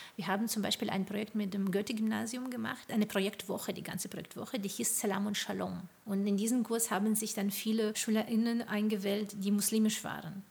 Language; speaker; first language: German; non-native, fluent; Ukrainian